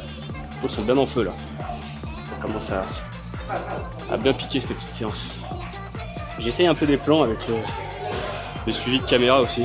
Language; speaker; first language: French; native; French